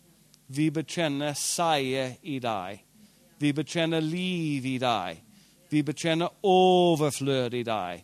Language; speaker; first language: Swedish; non-native, fluent; English